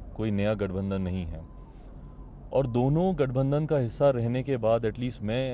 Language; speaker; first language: Hindi; native; Hindi